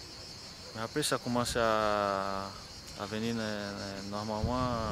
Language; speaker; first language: French; non-native, fluent; Portuguese